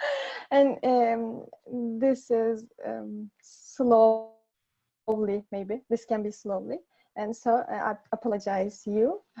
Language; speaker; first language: English; non-native, learner; Japanese